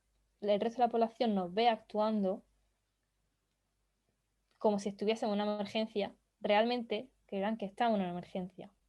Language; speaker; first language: Spanish; native; Spanish